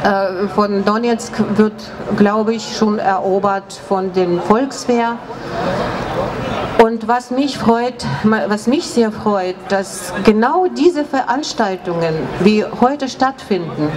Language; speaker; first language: German; non-native, fluent; Russian